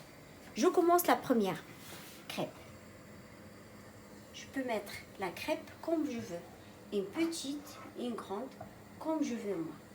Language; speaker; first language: French; non-native, local second language; Arabic